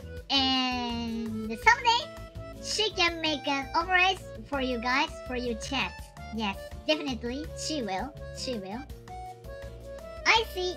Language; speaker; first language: English; non-native, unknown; Japanese